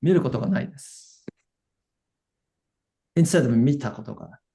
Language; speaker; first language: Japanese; non-native, learner; English